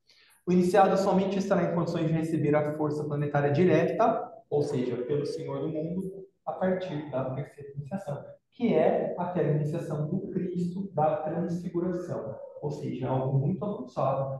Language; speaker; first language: Portuguese; native; Portuguese